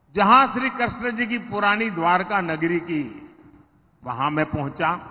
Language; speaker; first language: Hindi; non-native, local second language; Gujarati